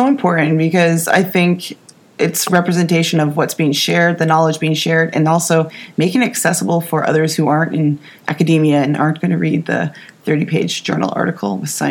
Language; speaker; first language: English; native; English